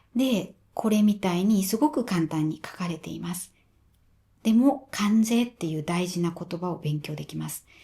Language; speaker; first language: Japanese; native; Japanese